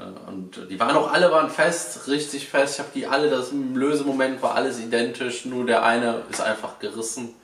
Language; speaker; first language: German; native; German